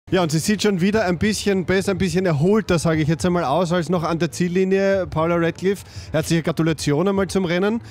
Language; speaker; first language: German; native; German